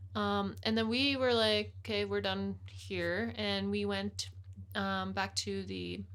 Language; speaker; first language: English; native; English